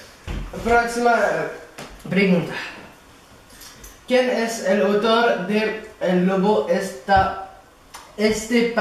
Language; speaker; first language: Spanish; non-native, learner; French